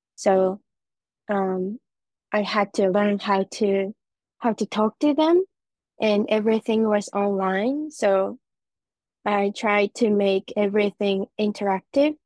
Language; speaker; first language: English; non-native, fluent; Japanese